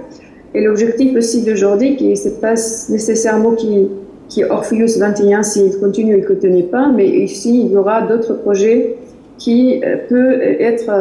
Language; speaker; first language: French; non-native, fluent; Arabic